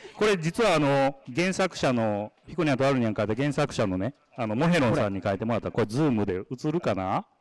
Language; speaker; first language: Japanese; native; Japanese